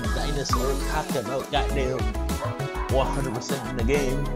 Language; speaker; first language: English; native; English